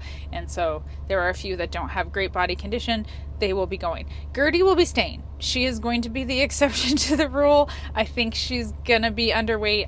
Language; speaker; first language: English; native; English